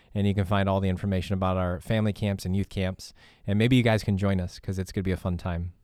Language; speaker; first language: English; native; English